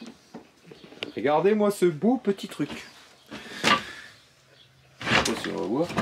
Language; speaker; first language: French; native; French